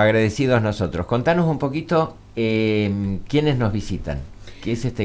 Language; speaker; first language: Spanish; native; Spanish